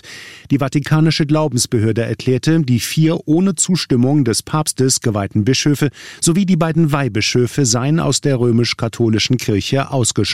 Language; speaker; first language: German; native; German